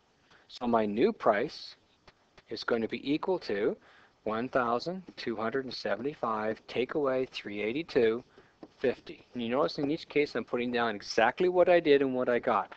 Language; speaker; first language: English; native; English